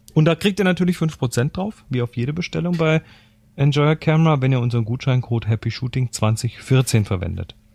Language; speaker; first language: German; native; German